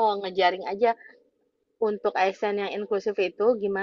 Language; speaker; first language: Indonesian; native; Indonesian